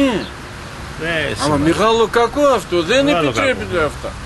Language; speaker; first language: Greek; non-native, learner; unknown